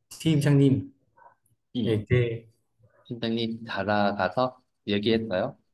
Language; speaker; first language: Korean; non-native, fluent; Vietnamese